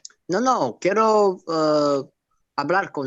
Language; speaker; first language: Spanish; non-native, fluent; Romanian